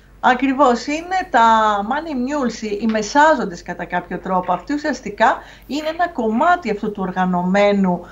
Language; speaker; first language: Greek; native; Greek